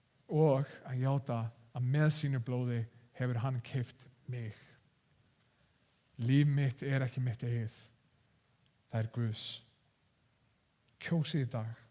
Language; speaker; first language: Icelandic; non-native, fluent; English